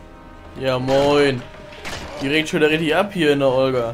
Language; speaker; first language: German; native; German